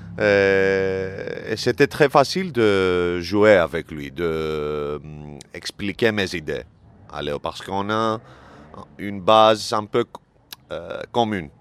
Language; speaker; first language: French; non-native, learner; Greek